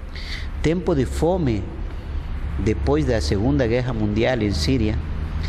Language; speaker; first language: Portuguese; non-native, fluent; Spanish